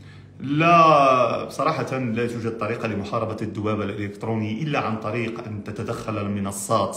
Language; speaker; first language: Arabic; native; Arabic